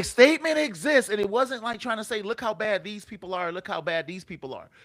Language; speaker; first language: English; native; English